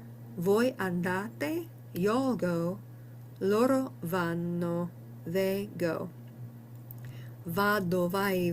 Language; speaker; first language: Italian; non-native, learner; English